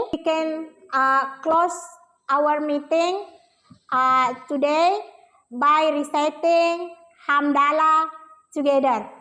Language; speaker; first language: English; non-native, learner; Indonesian